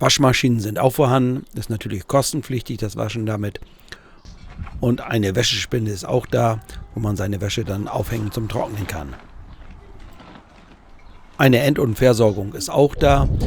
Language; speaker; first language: German; native; German